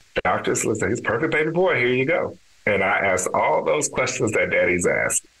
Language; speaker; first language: English; native; English